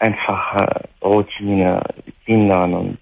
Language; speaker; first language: German; non-native, fluent; Arabic